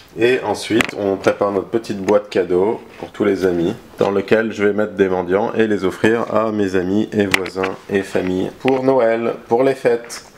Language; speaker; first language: French; native; French